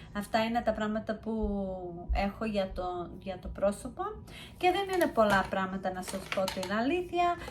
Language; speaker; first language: Greek; early bilingual, heritage; Greek